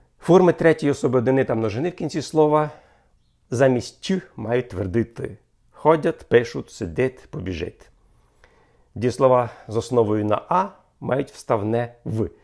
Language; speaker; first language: Ukrainian; native; Ukrainian